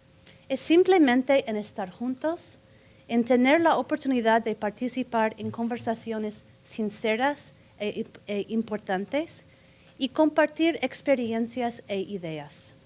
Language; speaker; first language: Spanish; non-native, fluent; English